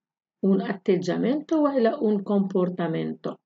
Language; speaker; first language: Italian; non-native, fluent; Arabic